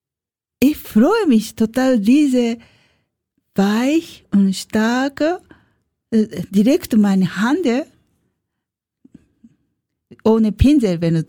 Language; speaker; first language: German; non-native, learner; Japanese